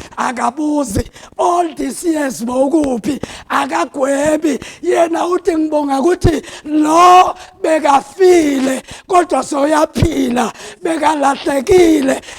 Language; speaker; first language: Zulu; non-native, local second language; South Ndebele